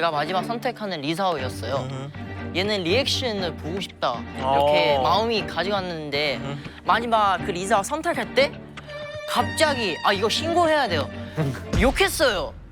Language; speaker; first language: Korean; non-native, learner; Chinese